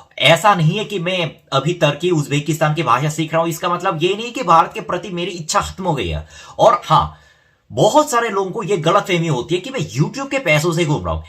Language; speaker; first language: Hindi; non-native, fluent; Korean